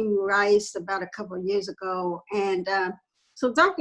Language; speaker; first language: English; native; English